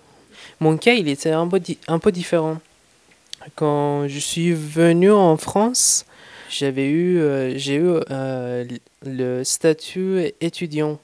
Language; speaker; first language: French; non-native, fluent; Persian